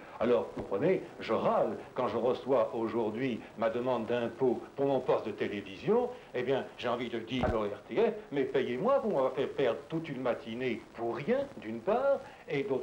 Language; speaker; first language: French; native; French